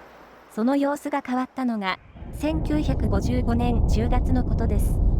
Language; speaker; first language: Japanese; native; Japanese